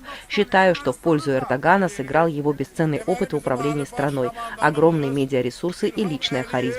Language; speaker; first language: Russian; native; Russian